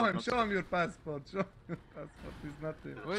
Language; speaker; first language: English; non-native, learner; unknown